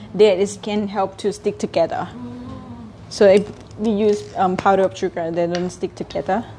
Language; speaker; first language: English; non-native, learner; Thai